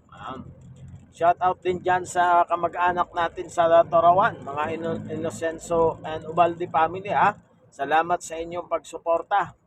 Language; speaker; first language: Filipino; native; Filipino